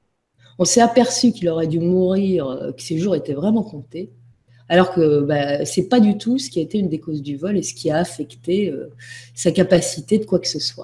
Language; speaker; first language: French; native; French